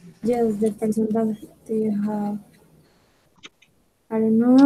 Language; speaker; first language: English; non-native, learner; Spanish